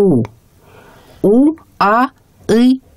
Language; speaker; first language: Japanese; non-native, fluent; Russian